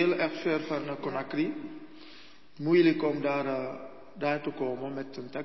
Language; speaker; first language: Dutch; non-native, learner; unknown